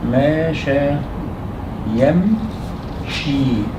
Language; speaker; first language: Arabic; non-native, fluent; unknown